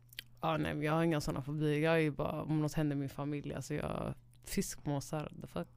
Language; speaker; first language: Swedish; early bilingual, other home language; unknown